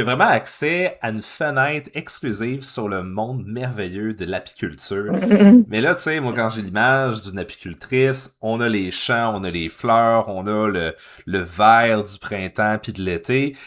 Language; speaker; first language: French; native; French